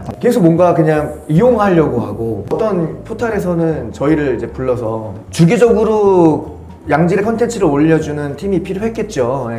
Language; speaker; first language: Korean; native; Korean